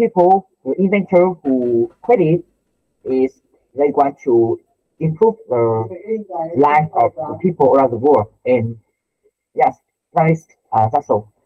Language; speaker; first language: English; non-native, learner; Vietnamese